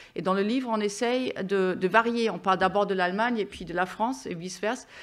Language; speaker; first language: French; non-native, fluent; German